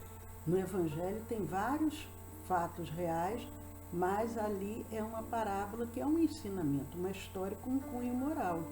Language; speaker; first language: Portuguese; native; Portuguese